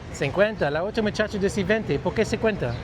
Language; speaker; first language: Spanish; non-native, learner; English